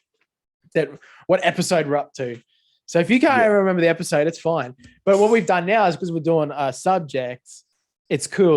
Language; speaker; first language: English; native; English